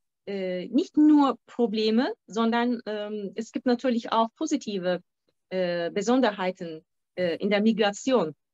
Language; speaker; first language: German; non-native, fluent; Turkish